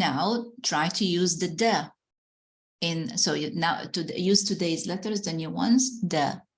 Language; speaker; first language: English; non-native, fluent; Arabic